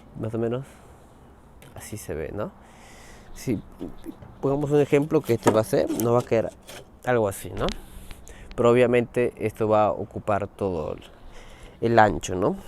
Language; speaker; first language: Spanish; native; Spanish